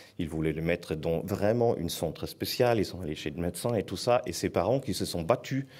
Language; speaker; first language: French; non-native, fluent; German